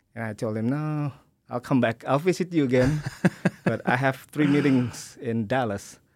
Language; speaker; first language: English; early bilingual, other home language; Indonesian